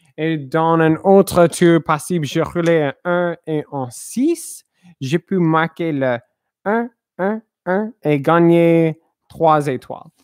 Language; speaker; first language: French; non-native, learner; English